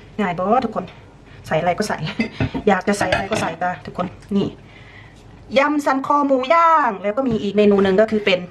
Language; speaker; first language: Thai; native; Thai